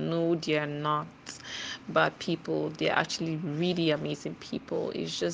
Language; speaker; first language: English; non-native, local second language; Igbo